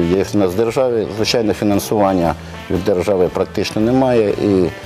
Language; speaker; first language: Ukrainian; native; Ukrainian